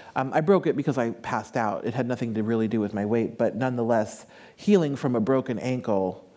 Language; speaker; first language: English; native; English